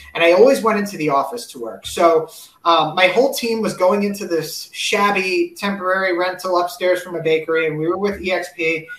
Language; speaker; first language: English; native; English